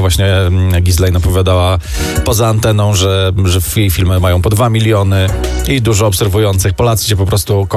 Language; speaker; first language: Polish; native; Polish